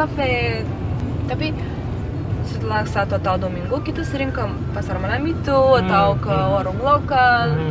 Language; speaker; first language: Indonesian; non-native, fluent; Bulgarian